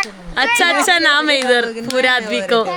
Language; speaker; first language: Hindi; non-native, learner; Malayalam